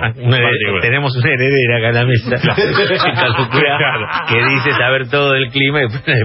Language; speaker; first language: Spanish; native; Spanish